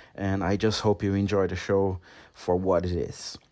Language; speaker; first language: English; non-native, fluent; Portuguese